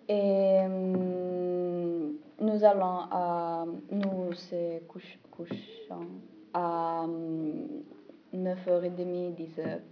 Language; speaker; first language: French; non-native, learner; Italian